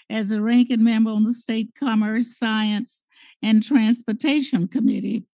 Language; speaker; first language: English; native; English